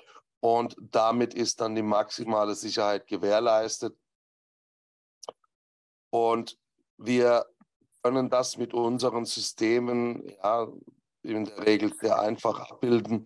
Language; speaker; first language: German; native; German